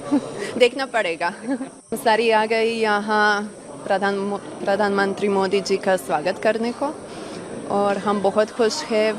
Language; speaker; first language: Hindi; non-native, fluent; Croatian